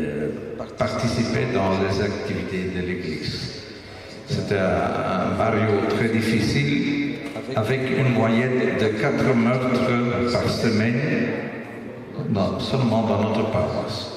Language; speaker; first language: French; non-native, local second language; Dutch